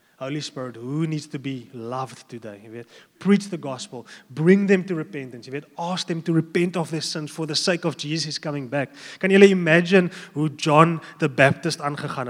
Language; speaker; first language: English; non-native, local second language; Afrikaans